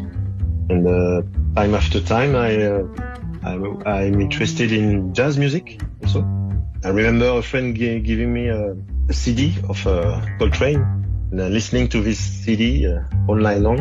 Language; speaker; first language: English; non-native, fluent; French